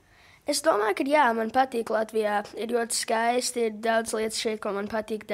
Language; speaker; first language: Latvian; early bilingual, heritage; English